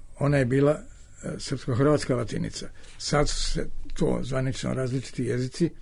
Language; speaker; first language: Serbian; native; Serbian